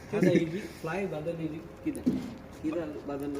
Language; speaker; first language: Arabic; non-native, learner; Bangla